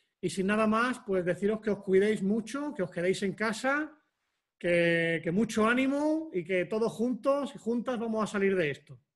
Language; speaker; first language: Spanish; native; Spanish